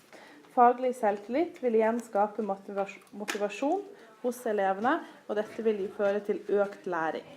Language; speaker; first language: Norwegian; native; Norwegian